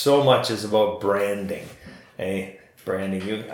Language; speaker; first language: English; native; English